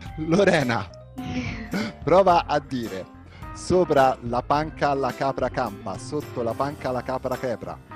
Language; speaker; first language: Italian; native; Italian